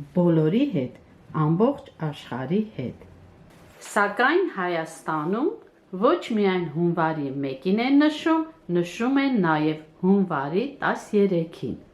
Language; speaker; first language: Armenian; non-native, local second language; Kurdish